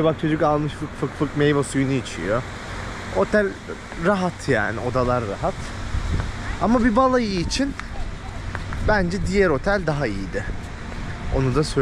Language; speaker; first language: Turkish; native; Turkish